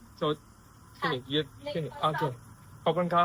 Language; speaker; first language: Thai; non-native, learner; Japanese